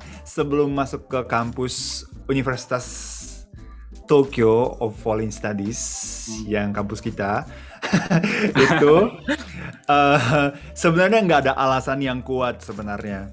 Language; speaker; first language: Indonesian; non-native, fluent; Japanese